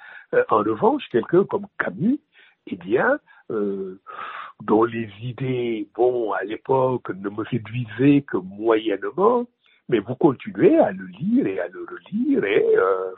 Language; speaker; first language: French; non-native, local second language; Wolof